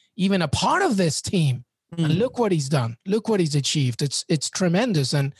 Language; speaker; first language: English; native; English